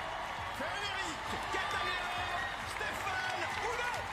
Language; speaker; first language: French; native; French